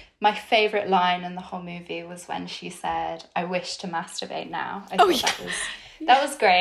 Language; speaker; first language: English; native; English